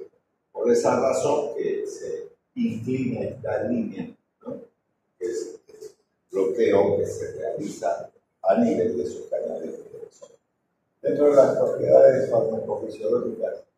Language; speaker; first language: Spanish; native; Spanish